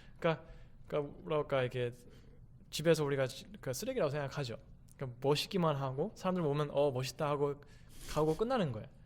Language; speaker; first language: Korean; early bilingual, heritage; Korean